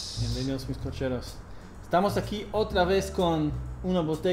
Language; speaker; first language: Spanish; non-native, fluent; English